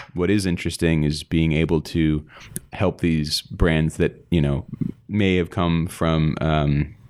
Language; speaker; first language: English; native; English